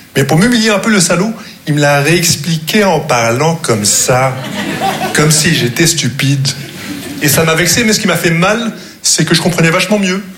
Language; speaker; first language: French; non-native, local second language; Arabic